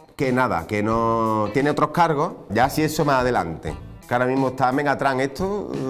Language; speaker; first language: Spanish; native; Spanish